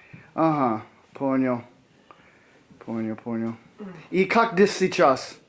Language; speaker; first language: Russian; non-native, learner; English